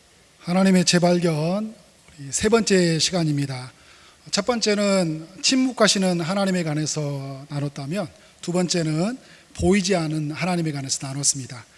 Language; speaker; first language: Korean; native; Korean